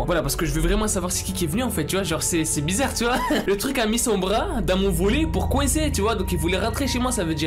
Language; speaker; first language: French; native; French